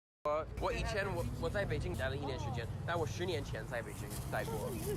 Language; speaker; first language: Chinese; non-native, fluent; English